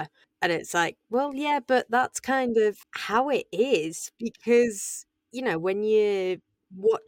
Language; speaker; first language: English; native; English